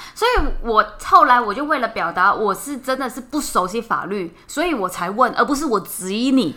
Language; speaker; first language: Chinese; non-native, fluent; Cantonese